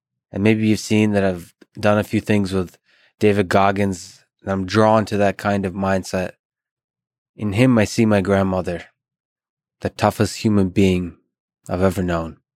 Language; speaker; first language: English; early bilingual, other home language; Russian